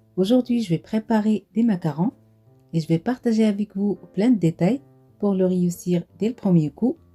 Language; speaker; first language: French; non-native, local second language; Arabic